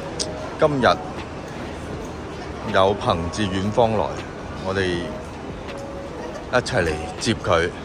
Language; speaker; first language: Chinese; native; Chinese